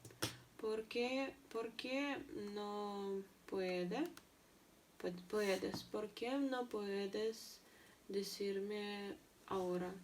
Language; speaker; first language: Spanish; non-native, learner; Russian